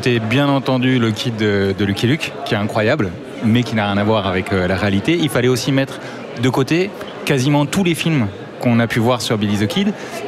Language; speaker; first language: French; native; French